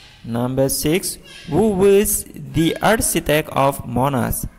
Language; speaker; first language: English; non-native, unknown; Indonesian